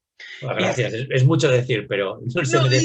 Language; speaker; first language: Spanish; native; Spanish